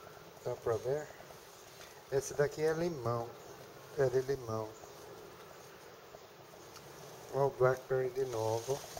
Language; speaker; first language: Portuguese; non-native, learner; English